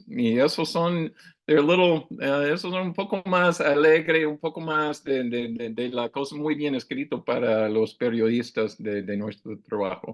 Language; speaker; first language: Spanish; non-native, learner; English